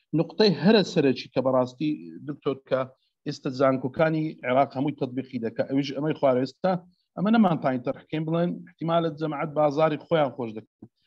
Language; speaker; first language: Central Kurdish; native; Central Kurdish